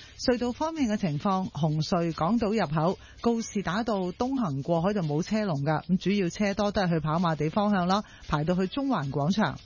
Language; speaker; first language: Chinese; non-native, local second language; Cantonese